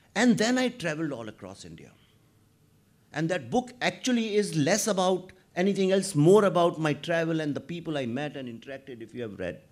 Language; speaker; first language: English; non-native, local second language; Hindi